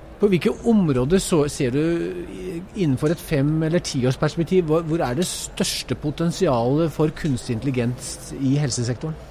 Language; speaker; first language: Norwegian; native; Norwegian